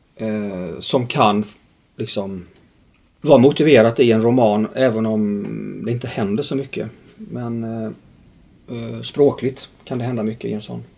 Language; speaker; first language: Swedish; native; Swedish